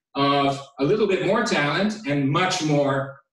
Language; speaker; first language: English; native; English